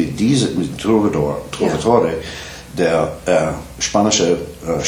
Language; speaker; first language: German; non-native, learner; English